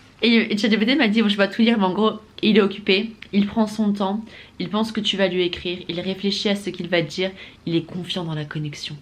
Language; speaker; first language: French; native; French